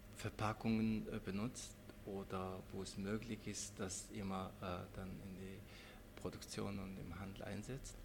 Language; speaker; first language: German; non-native, fluent; Mongolian